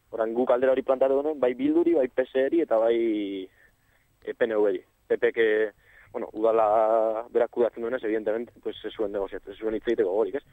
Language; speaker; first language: Basque; non-native, local second language; Spanish